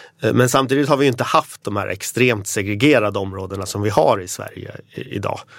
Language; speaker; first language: Swedish; native; Swedish